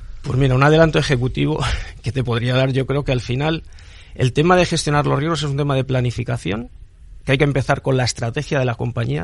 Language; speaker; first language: Spanish; native; Spanish